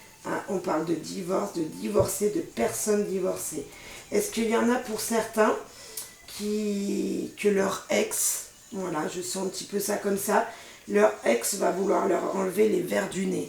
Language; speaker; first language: French; native; French